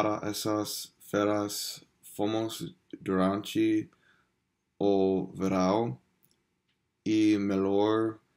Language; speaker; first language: Portuguese; non-native, learner; English